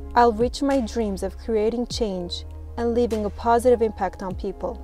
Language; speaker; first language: English; non-native, fluent; Armenian